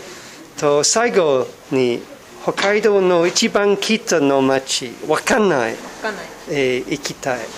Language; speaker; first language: Japanese; non-native, learner; English